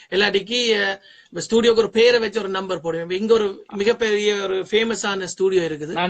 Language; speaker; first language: Tamil; early bilingual, heritage; Tamil